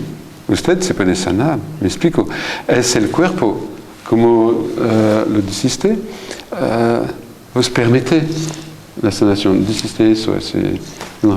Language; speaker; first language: Spanish; non-native, fluent; French